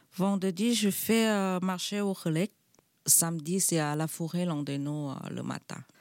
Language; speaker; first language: French; non-native, learner; Thai